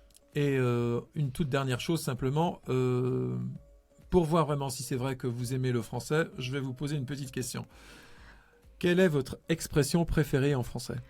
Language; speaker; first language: French; native; French